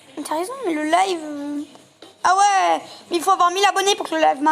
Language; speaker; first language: French; native; French